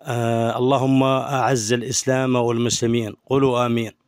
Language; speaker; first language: Arabic; native; Arabic